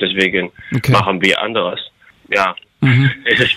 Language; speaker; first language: German; non-native, fluent; Arabic